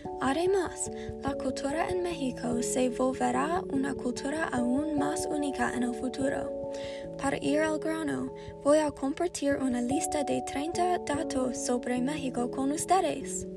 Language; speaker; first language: Spanish; non-native, learner; English